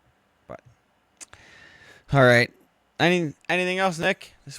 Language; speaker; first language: English; native; English